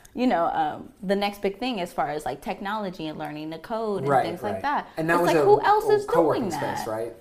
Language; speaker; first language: English; native; English